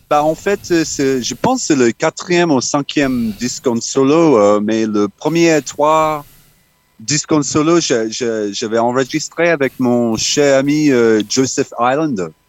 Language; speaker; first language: French; non-native, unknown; English